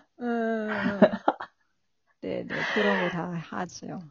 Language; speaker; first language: Korean; non-native, fluent; Japanese